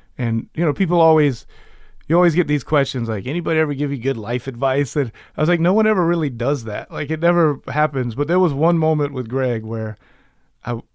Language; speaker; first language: English; native; English